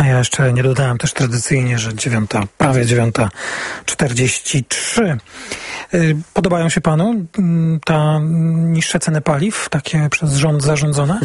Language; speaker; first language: Polish; native; Polish